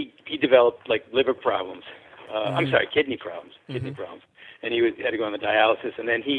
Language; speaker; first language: English; native; English